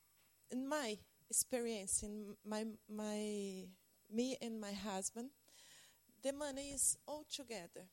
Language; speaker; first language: English; non-native, learner; Portuguese